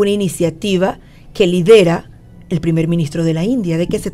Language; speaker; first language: Spanish; native; Spanish